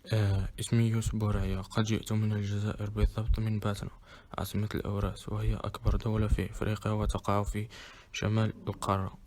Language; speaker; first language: Arabic; native; Arabic